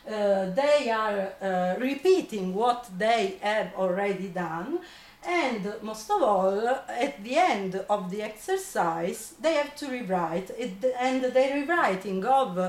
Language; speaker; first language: English; non-native, fluent; Italian